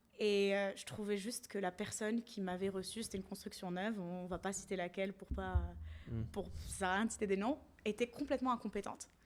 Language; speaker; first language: French; non-native, local second language; Arabic